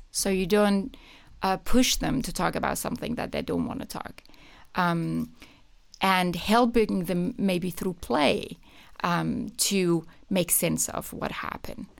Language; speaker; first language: English; non-native, fluent; Persian